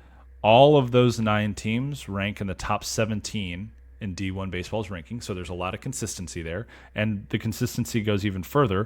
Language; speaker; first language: English; native; English